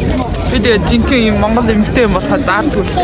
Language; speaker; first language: Mongolian; native; Mongolian